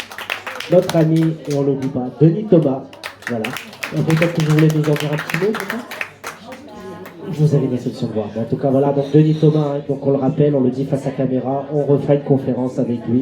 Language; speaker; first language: French; native; French